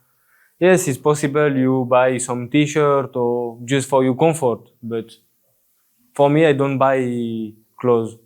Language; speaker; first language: English; non-native, learner; French